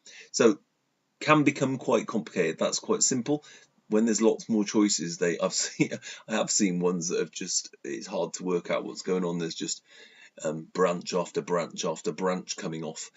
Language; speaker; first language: English; native; English